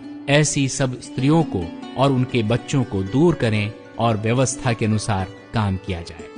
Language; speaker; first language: Hindi; native; Hindi